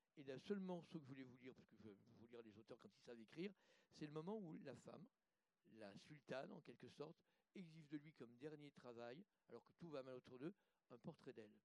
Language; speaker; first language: French; native; French